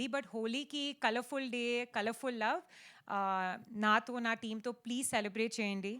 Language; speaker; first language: Telugu; non-native, learner; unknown